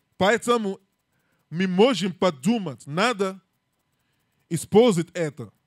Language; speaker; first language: Russian; non-native, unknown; English